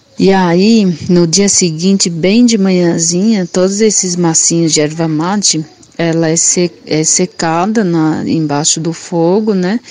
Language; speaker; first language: Portuguese; non-native, local second language; Guarani